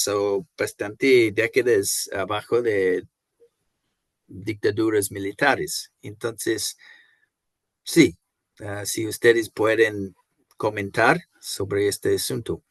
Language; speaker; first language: Spanish; non-native, fluent; Portuguese